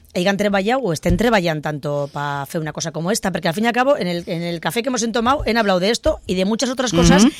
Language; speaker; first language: Spanish; non-native, local second language; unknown